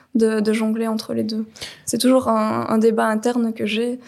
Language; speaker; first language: French; native; French